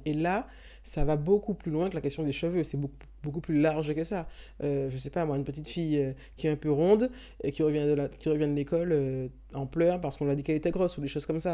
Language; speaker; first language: French; native; French